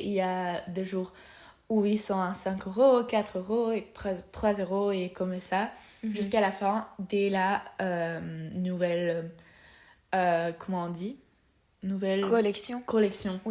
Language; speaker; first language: French; non-native, learner; Spanish